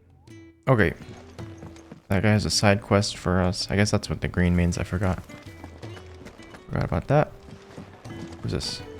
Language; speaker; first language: English; native; English